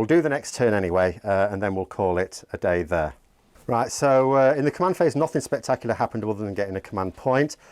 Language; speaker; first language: English; native; English